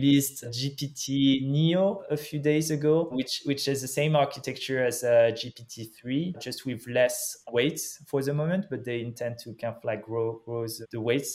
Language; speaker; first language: English; non-native, fluent; French